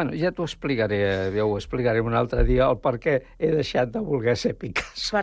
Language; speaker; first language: Catalan; non-native, local second language; Spanish